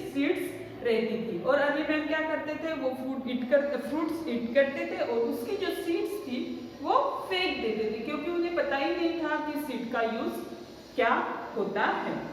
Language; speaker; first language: Hindi; non-native, local second language; Marathi